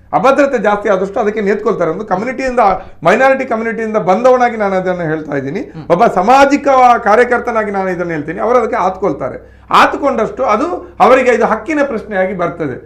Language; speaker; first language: Kannada; non-native, local second language; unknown